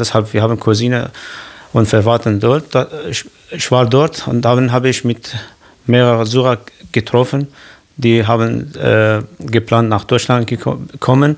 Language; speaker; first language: German; non-native, learner; Kurdish